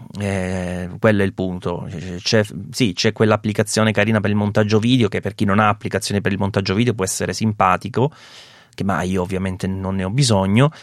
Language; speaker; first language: Italian; native; Italian